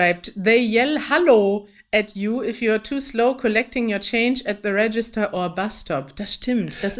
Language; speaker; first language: German; native; German